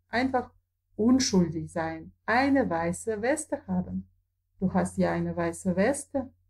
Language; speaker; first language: German; non-native, fluent; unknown